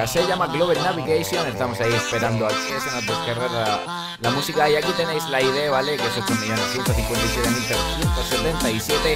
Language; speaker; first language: Spanish; native; Spanish